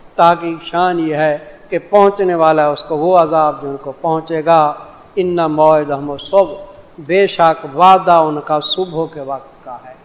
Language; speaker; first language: Urdu; non-native, local second language; Saraiki